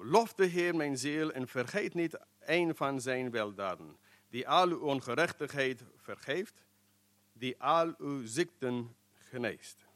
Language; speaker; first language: Dutch; non-native, fluent; English